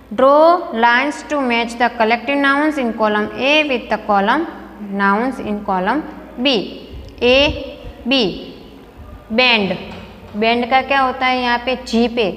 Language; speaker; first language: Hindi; non-native, local second language; Gujarati